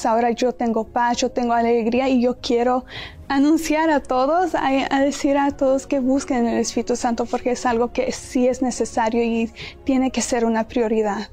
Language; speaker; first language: Spanish; early bilingual, heritage; Spanish